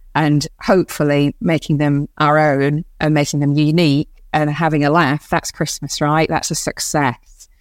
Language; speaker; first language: English; native; English